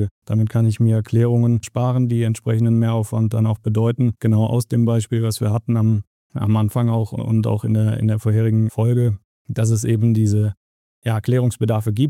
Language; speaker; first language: German; native; German